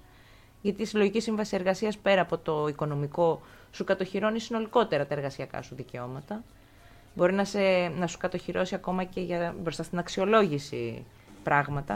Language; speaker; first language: Greek; native; Greek